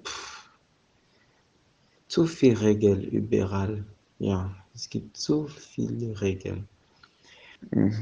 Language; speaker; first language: German; non-native, fluent; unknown